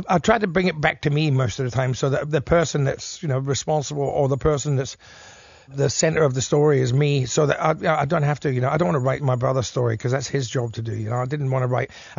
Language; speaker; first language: English; native; English